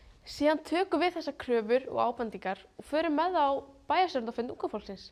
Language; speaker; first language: Icelandic; native; Icelandic